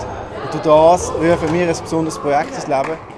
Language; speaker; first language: German; native; German